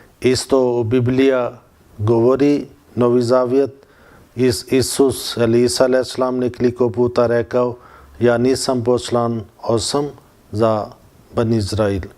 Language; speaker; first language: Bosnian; non-native, fluent; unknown